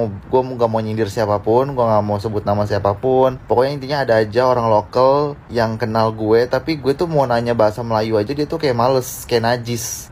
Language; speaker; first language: Indonesian; native; Indonesian